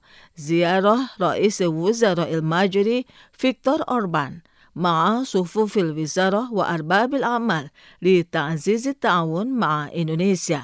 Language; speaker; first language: Arabic; non-native, fluent; Indonesian